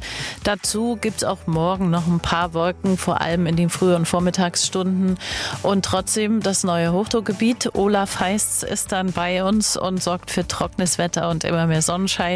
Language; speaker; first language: German; native; German